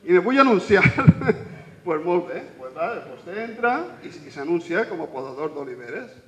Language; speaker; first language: Spanish; non-native, local second language; Catalan